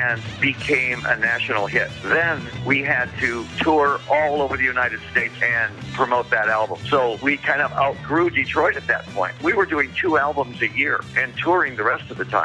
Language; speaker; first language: English; native; English